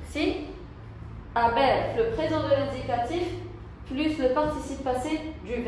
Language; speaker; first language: French; non-native, local second language; Arabic